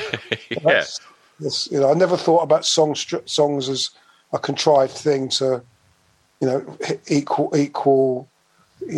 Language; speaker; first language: English; native; English